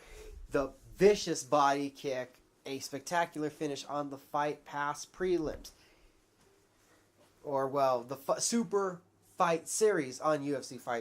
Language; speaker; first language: English; native; English